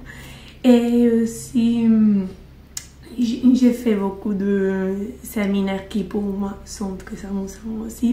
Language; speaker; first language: French; non-native, learner; Spanish